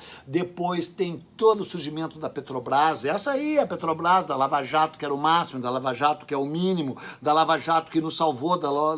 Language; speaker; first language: Portuguese; native; Portuguese